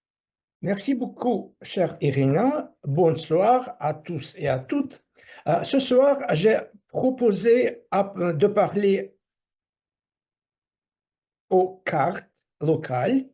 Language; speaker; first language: French; non-native, fluent; Russian